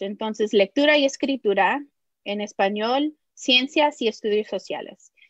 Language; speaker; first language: Spanish; early bilingual, heritage; Spanish